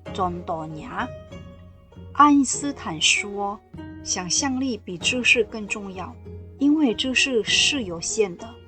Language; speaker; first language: Chinese; non-native, fluent; Indonesian